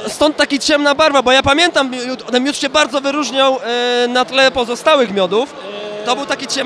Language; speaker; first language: Polish; native; Polish